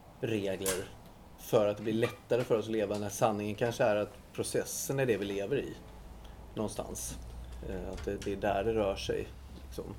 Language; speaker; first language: Swedish; native; Swedish